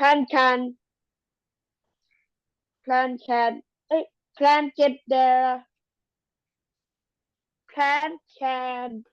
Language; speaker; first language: English; non-native, learner; Thai